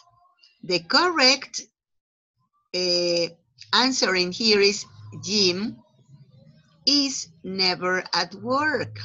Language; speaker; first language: English; non-native, fluent; Spanish